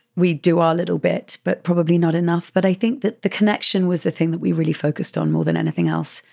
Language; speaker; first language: English; native; English